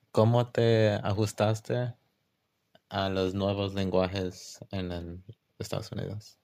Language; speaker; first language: Spanish; early bilingual, heritage; English